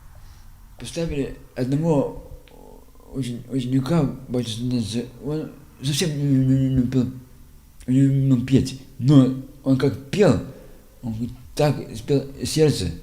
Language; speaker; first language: Russian; non-native, local second language; Lithuanian